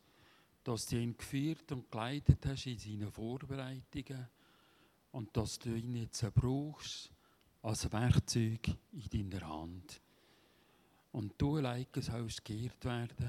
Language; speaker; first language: German; native; German